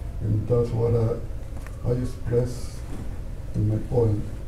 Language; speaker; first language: English; non-native, fluent; Spanish